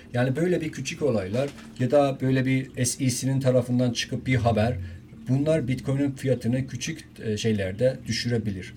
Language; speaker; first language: Turkish; non-native, fluent; Persian